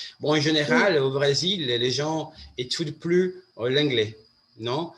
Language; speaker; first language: French; non-native, fluent; Portuguese